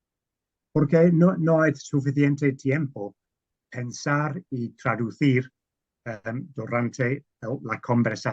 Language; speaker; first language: Spanish; non-native, learner; English